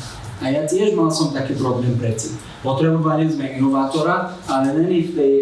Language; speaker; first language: Slovak; non-native, fluent; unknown